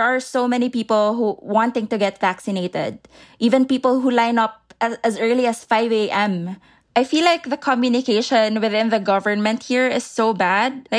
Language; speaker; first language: English; non-native, local second language; Filipino